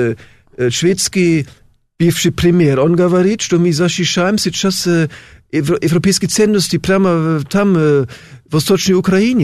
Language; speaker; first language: Russian; non-native, fluent; German